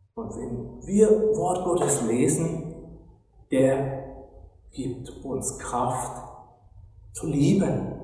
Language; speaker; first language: German; non-native, fluent; Turkish